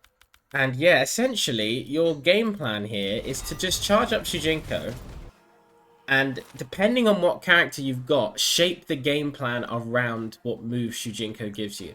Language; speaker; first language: English; native; English